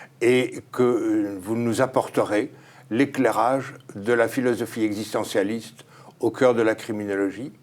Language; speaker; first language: French; native; French